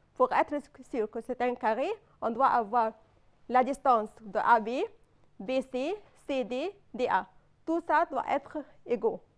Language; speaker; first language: French; non-native, fluent; Arabic